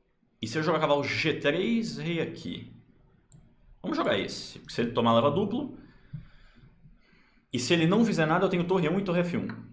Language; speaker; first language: Portuguese; native; Portuguese